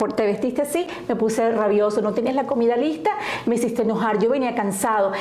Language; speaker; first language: Spanish; native; Spanish